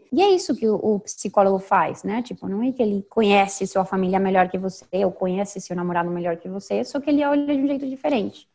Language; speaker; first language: Portuguese; non-native, fluent; Spanish